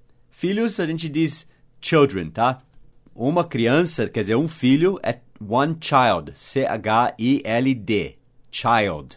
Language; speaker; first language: Portuguese; non-native, fluent; English